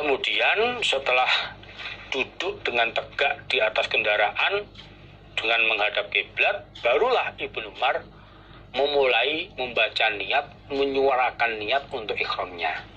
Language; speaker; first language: Indonesian; non-native, local second language; Javanese